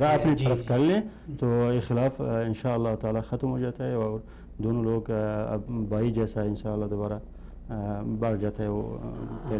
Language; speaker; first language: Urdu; non-native, fluent; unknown